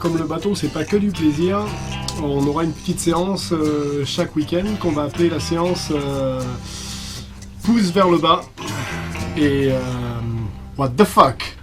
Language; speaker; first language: French; native; French